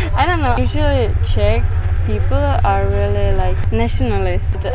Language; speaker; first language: English; non-native, fluent; Czech